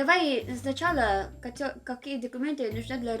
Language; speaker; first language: Russian; non-native, learner; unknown